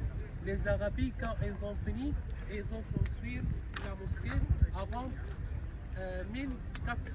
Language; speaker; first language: French; non-native, learner; Arabic